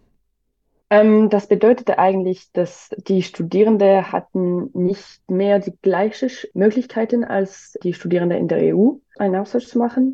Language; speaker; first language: German; non-native, local second language; French